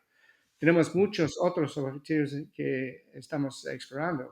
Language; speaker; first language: Spanish; non-native, fluent; English